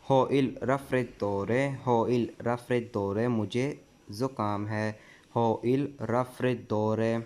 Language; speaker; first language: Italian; non-native, fluent; Urdu